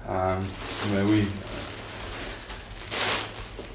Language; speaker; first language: French; non-native, learner; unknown